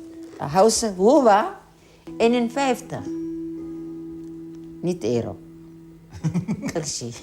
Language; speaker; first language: Dutch; non-native, learner; Tigrinya